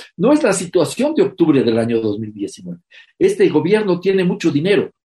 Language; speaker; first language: Spanish; native; Spanish